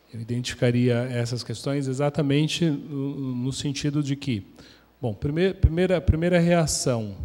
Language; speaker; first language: Portuguese; native; Portuguese